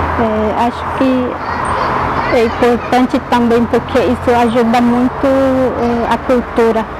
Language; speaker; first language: Portuguese; non-native, local second language; Guarani